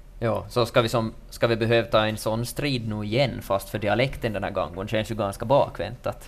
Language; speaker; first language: Swedish; native; Swedish